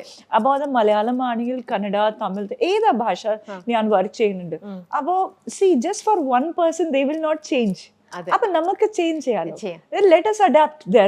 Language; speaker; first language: Malayalam; non-native, local second language; Punjabi